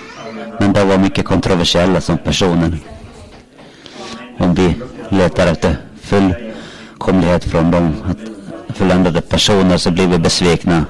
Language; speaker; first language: Swedish; non-native, local second language; Finnish